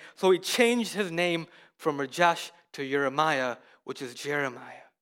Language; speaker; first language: English; early bilingual, other home language; Hindi